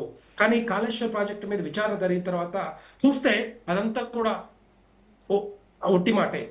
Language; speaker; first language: Telugu; native; Telugu